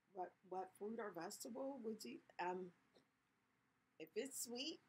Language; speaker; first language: English; native; English